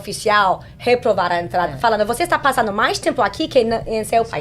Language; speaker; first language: Portuguese; non-native, fluent; English